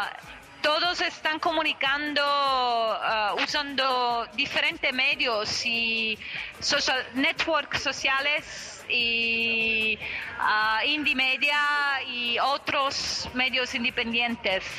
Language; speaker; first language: Spanish; non-native, fluent; Italian